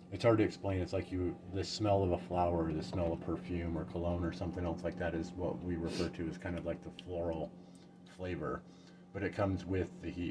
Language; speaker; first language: English; native; English